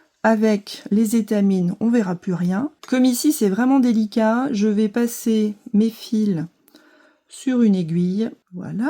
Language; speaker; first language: French; native; French